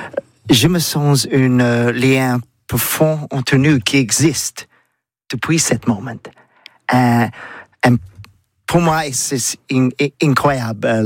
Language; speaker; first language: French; non-native, learner; English